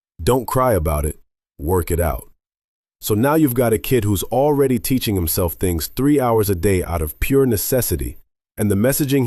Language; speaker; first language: English; native; English